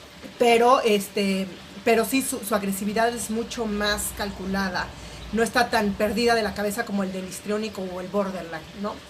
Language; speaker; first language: Spanish; native; Spanish